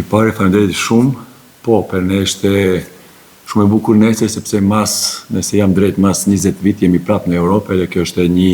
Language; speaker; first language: Albanian; non-native, learner; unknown